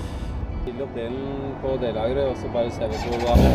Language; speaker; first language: Norwegian; native; Norwegian